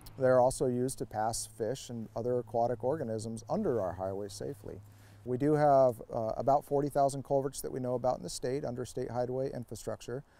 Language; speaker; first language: English; native; English